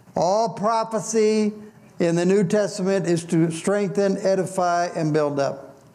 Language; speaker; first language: English; native; English